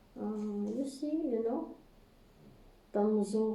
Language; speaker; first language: English; non-native, learner; Filipino